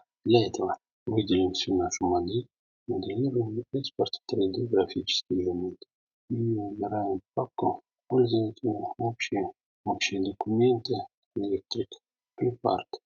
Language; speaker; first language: Russian; native; Russian